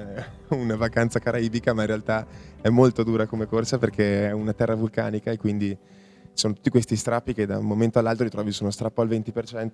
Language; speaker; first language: Italian; native; Italian